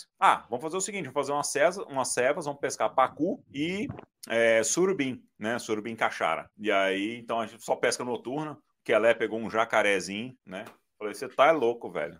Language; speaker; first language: Portuguese; native; Portuguese